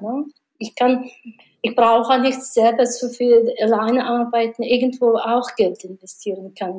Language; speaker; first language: German; non-native, learner; Mongolian